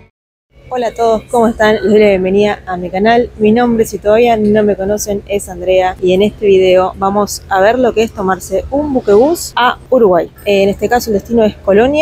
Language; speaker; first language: Spanish; native; Spanish